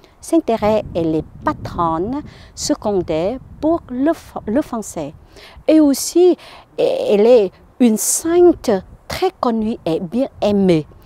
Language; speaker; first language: French; non-native, learner; Vietnamese